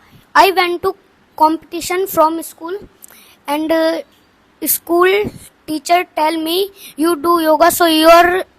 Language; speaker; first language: English; non-native, learner; Hindi